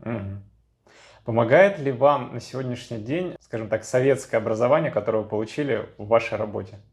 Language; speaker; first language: Russian; native; Russian